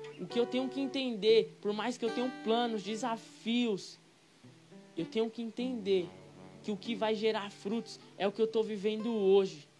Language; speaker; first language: Portuguese; native; Portuguese